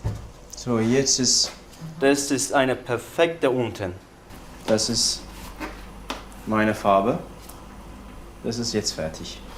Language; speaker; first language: German; non-native, learner; Turkish